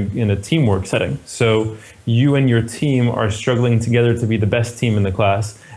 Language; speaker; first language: English; native; English